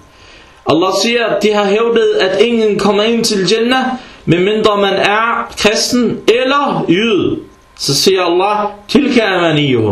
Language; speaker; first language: Danish; early bilingual, other home language; Arabic